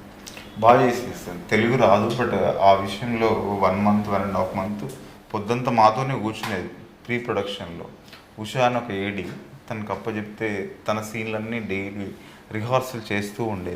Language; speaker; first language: Telugu; native; Telugu